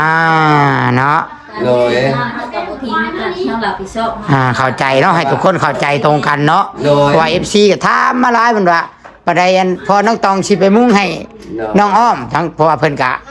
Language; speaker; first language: Thai; non-native, local second language; Lao